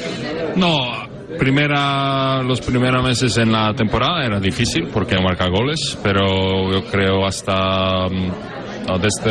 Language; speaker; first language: Spanish; non-native, learner; Norwegian